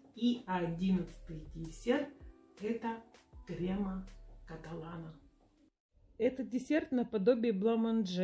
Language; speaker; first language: Russian; native; Russian